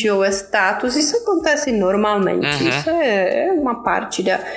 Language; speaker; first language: Portuguese; non-native, fluent; Czech